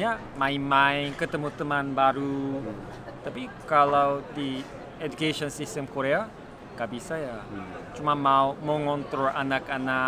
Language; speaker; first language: Indonesian; non-native, learner; Korean